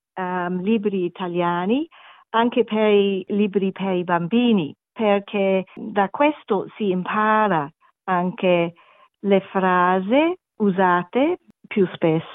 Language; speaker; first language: Italian; non-native, learner; German